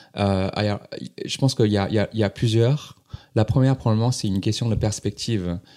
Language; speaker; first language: French; non-native, fluent; Cantonese